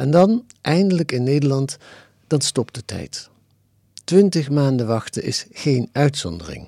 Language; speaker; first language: Dutch; native; Dutch